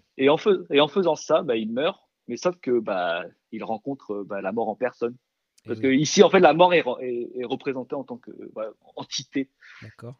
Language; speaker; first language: French; early bilingual, other home language; Korean